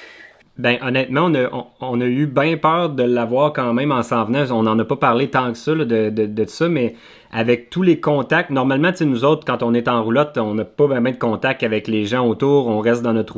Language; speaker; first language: French; native; French